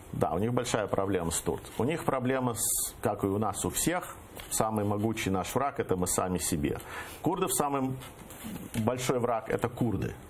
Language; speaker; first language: Russian; early bilingual, heritage; Russian